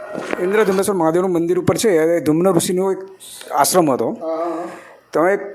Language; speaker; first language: Gujarati; native; Gujarati